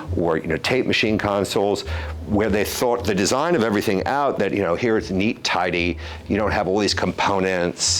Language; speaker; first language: English; native; English